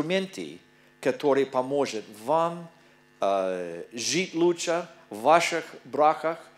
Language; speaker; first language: Russian; non-native, learner; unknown